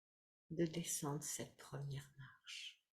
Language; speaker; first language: French; native; French